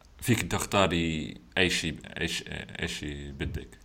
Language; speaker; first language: Arabic; non-native, learner; English